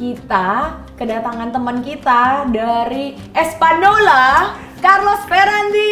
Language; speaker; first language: Indonesian; native; Indonesian